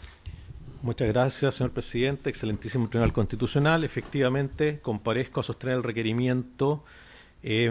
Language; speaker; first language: Spanish; native; Spanish